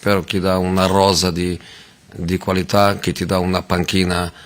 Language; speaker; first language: Italian; non-native, fluent; Portuguese